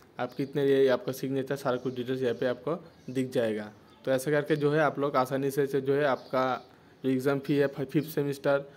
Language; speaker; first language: Hindi; non-native, local second language; Bangla